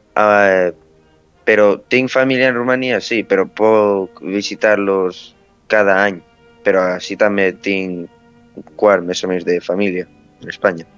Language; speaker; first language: Catalan; early bilingual, other home language; Romanian